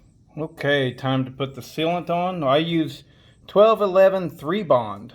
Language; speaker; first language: English; native; English